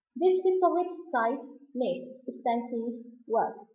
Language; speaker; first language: English; non-native, fluent; Vietnamese